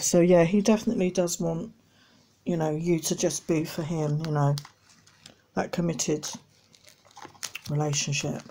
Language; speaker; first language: English; native; English